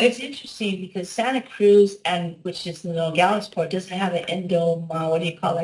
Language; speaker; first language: English; native; English